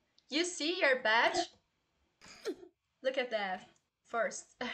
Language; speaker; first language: English; non-native, learner; Portuguese